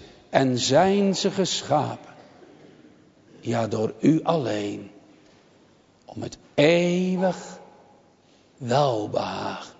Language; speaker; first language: Dutch; native; Dutch